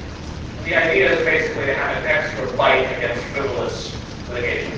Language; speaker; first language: English; native; English